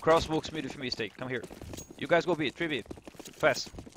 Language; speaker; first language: English; non-native, fluent; Portuguese